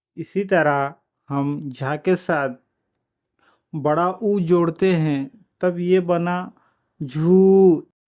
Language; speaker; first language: Urdu; native; Urdu